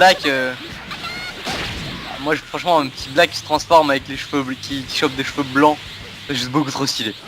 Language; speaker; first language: French; native; French